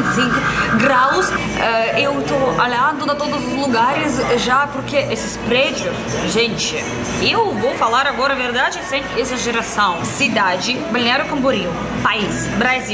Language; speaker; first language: Portuguese; non-native, learner; Russian